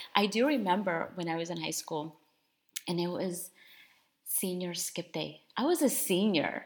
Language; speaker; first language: English; early bilingual, other home language; Spanish